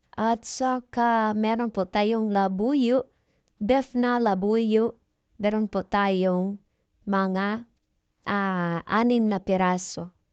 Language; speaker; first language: Filipino; non-native, local second language; Cebuano